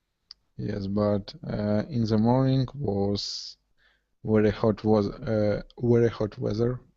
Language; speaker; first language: English; non-native, learner; Russian